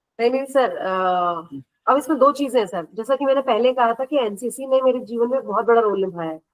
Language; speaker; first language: Hindi; native; Hindi